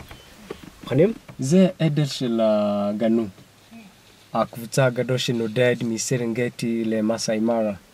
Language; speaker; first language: Hebrew; non-native, fluent; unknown